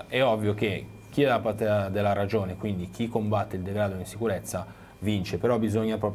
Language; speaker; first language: Italian; native; Italian